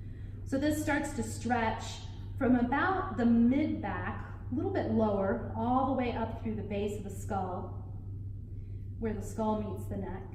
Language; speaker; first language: English; native; English